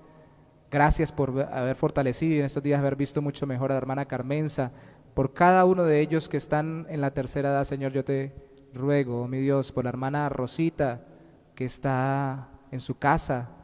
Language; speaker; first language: Spanish; native; Spanish